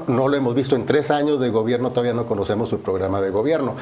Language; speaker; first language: Spanish; native; Spanish